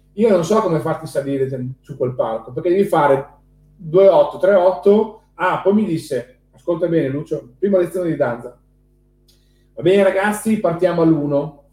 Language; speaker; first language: Italian; native; Italian